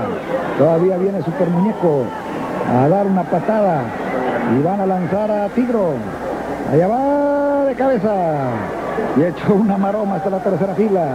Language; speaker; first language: Spanish; native; Spanish